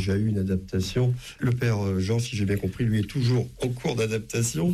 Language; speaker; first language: French; native; French